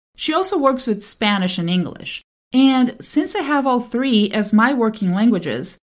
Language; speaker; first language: English; non-native, fluent; Portuguese